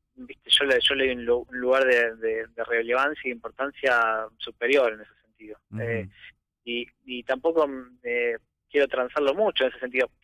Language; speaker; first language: Spanish; native; Spanish